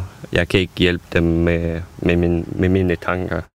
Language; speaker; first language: Danish; non-native, fluent; Ukrainian